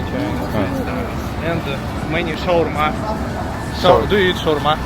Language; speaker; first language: English; non-native, learner; Russian